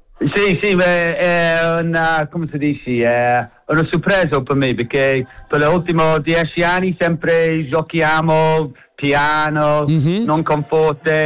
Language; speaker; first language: Italian; non-native, learner; English